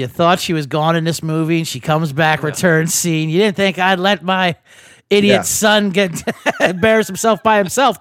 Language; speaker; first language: English; native; English